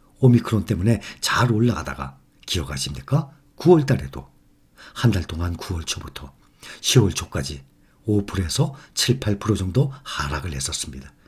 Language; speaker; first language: Korean; native; Korean